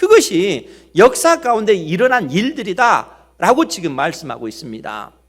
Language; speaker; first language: Korean; native; Korean